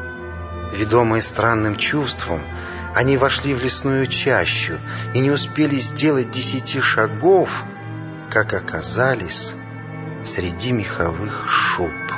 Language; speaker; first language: Russian; native; Russian